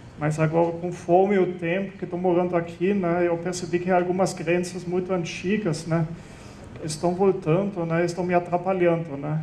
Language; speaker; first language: Portuguese; non-native, fluent; German